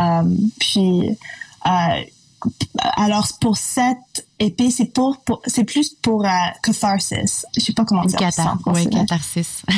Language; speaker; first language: French; non-native, local second language; English